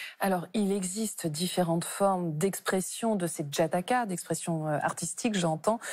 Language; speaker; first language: French; native; French